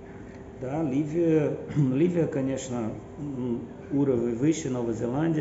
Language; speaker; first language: Russian; non-native, fluent; Portuguese